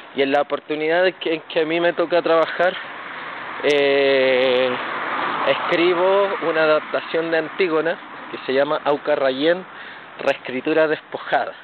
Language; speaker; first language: Spanish; native; Spanish